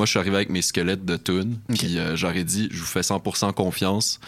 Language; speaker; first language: French; native; French